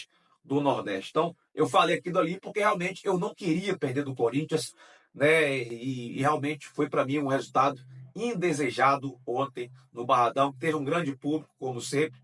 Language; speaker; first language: Portuguese; native; Portuguese